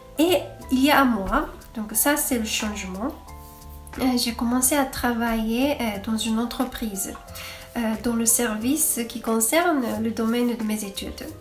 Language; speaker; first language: French; non-native, fluent; Japanese